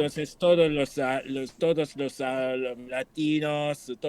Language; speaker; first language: Spanish; non-native, fluent; Japanese